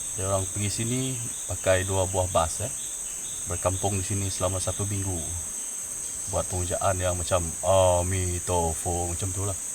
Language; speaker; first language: Malay; non-native, local second language; Iban